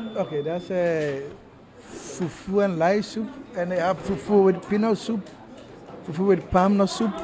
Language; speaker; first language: English; non-native, local second language; Akan